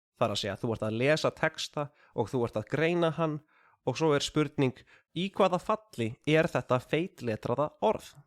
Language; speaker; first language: Icelandic; native; Icelandic